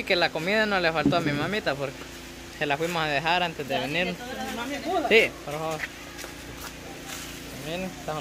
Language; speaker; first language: Spanish; native; Spanish